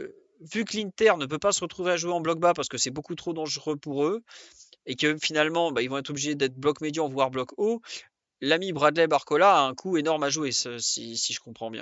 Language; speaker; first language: French; native; French